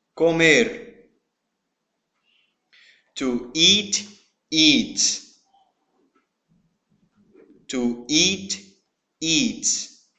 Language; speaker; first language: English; non-native, fluent; Portuguese